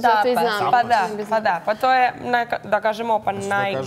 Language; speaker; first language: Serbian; non-native, learner; Spanish